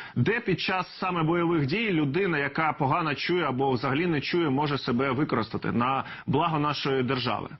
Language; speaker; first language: Ukrainian; native; Ukrainian